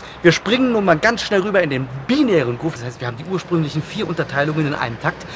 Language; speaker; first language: German; native; German